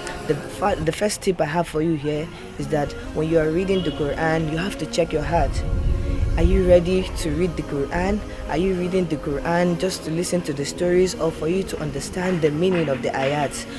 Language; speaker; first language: English; non-native, local second language; Yoruba